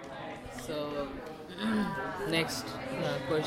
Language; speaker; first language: English; non-native, learner; Bangla